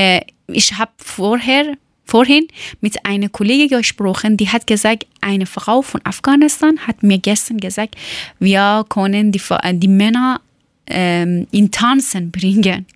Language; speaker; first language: German; non-native, fluent; Persian